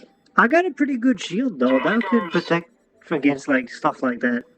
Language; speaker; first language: English; native; English